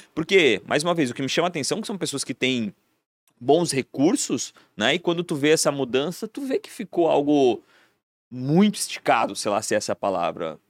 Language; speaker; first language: Portuguese; non-native, fluent; Spanish